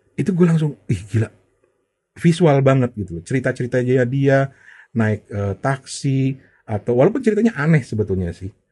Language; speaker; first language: Indonesian; native; Indonesian